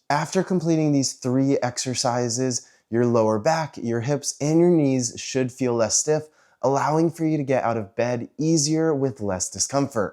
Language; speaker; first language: English; native; English